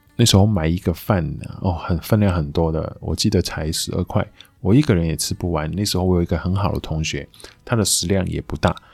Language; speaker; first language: Chinese; non-native, local second language; Cantonese